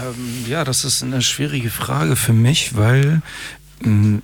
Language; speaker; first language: German; early bilingual, other home language; Persian